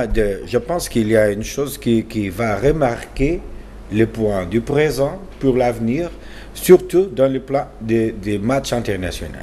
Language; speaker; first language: French; non-native, learner; Portuguese